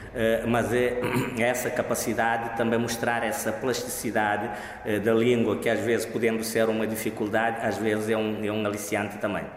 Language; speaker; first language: Portuguese; non-native, local second language; Kabuverdianu